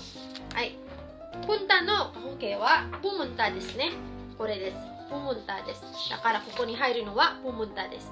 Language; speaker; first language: Japanese; non-native, fluent; Filipino